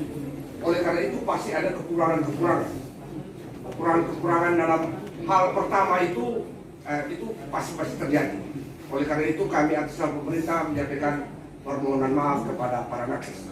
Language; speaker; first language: Indonesian; native; Indonesian